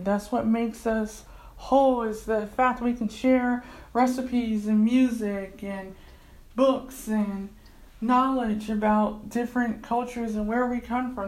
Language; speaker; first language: English; native; English